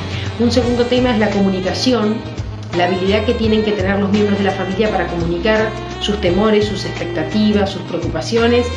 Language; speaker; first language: Spanish; native; Spanish